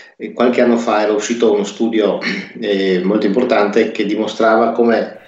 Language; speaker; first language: Italian; native; Italian